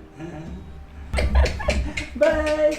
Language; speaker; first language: English; non-native, fluent; Turkish